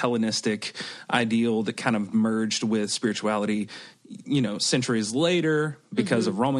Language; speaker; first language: English; native; English